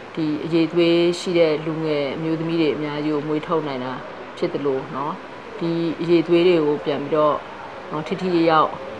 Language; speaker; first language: Burmese; non-native, local second language; S'gaw Karen